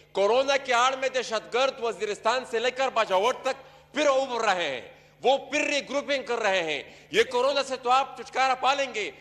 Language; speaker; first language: Urdu; non-native, local second language; Pashto